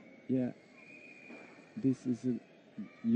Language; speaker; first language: English; non-native, learner; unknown